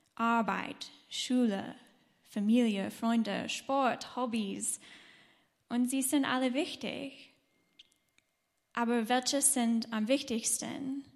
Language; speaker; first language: German; non-native, fluent; English